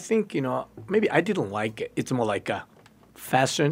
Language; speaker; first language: English; non-native, learner; Japanese